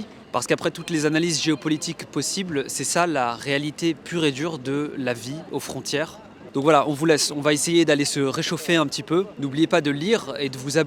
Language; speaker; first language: French; native; French